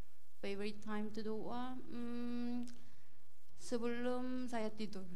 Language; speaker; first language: Indonesian; non-native, learner; Korean